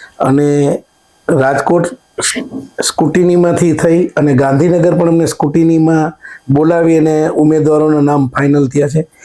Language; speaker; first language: Gujarati; native; Gujarati